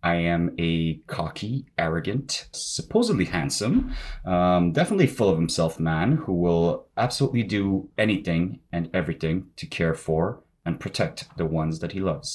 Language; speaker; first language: English; native; English